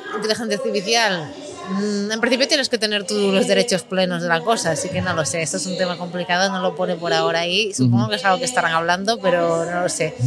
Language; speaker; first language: Spanish; native; Spanish